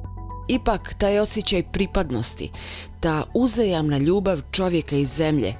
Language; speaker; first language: Bosnian; native; Bosnian